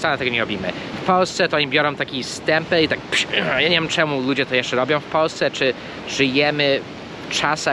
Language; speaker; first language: Polish; early bilingual, heritage; Polish